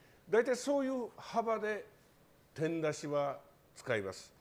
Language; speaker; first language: Japanese; native; Japanese